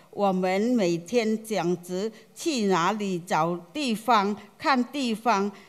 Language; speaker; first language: Chinese; non-native, fluent; Khmer